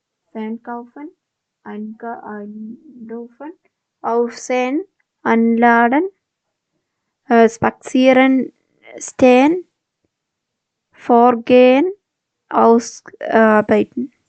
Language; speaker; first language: German; non-native, learner; Malayalam